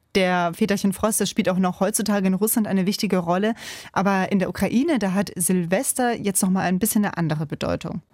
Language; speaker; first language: German; early bilingual, other home language; Ukrainian